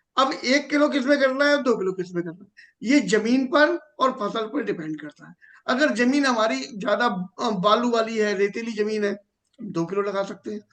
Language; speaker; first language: Hindi; native; Hindi